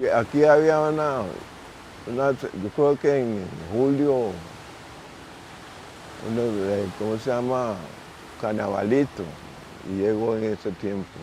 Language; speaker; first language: Spanish; non-native, local second language; English